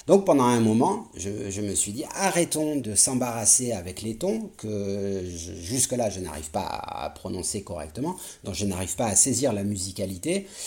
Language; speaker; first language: French; native; French